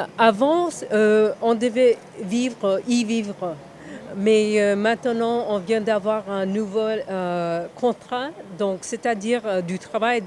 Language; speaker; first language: French; non-native, fluent; Spanish